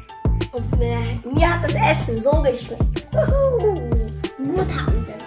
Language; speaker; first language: German; early bilingual, other home language; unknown